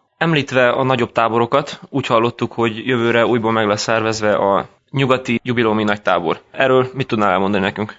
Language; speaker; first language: Hungarian; early bilingual, heritage; Hungarian